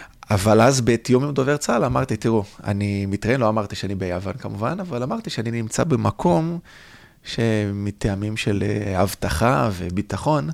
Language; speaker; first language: Hebrew; non-native, fluent; Portuguese